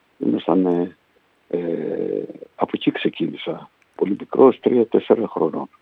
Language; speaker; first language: Greek; early bilingual, heritage; Greek